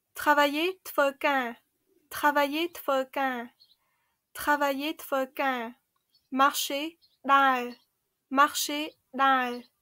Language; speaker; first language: French; early bilingual, other home language; Khmer